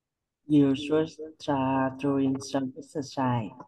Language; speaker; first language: English; non-native, learner; Vietnamese